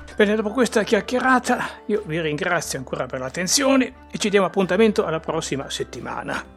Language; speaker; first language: Italian; native; Italian